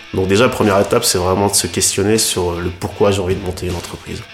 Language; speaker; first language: French; native; French